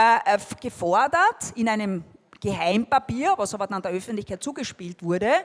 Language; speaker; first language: German; native; German